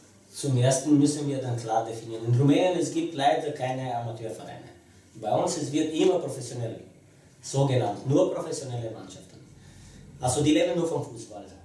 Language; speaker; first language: German; non-native, fluent; Romanian